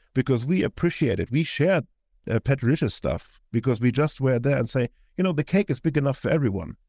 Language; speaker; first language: English; non-native, fluent; German